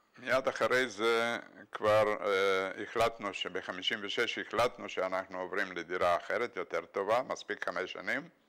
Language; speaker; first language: Hebrew; non-native, fluent; Bulgarian